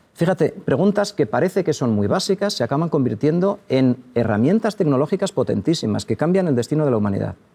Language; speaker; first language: Spanish; native; Spanish